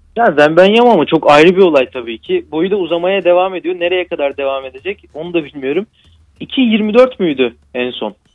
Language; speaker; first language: Turkish; native; Turkish